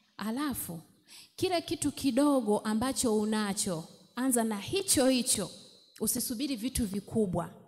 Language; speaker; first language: Swahili; native; Swahili